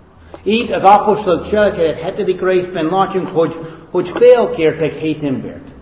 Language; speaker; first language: Hungarian; non-native, fluent; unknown